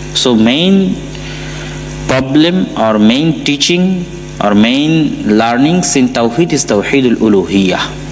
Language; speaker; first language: English; non-native, local second language; Bangla